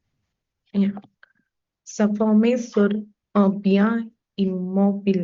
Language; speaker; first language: French; non-native, learner; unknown